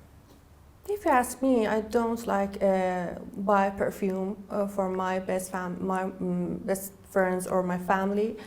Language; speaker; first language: English; non-native, learner; Persian